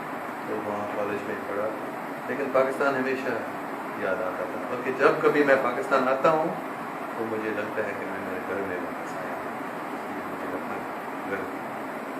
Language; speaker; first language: Hindi; non-native, local second language; English